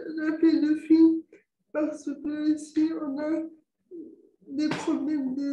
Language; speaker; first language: French; non-native, local second language; Arabic